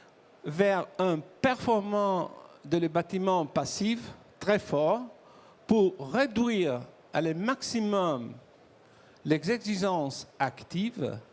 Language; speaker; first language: French; non-native, learner; Italian